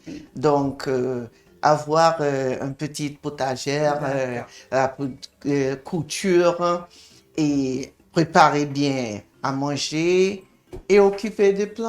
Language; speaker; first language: French; non-native, fluent; English